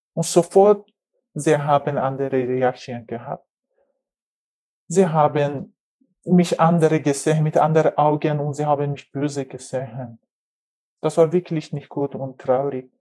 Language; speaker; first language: German; non-native, learner; Persian